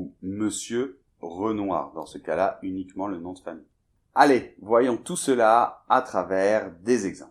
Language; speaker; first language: French; native; French